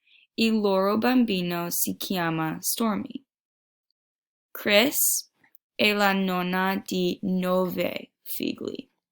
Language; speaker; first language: Italian; non-native, learner; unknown